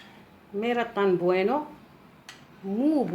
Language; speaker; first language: Spanish; non-native, learner; Arabic